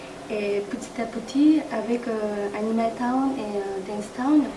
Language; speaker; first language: French; non-native, fluent; Korean